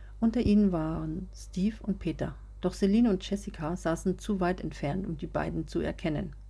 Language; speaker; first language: German; native; German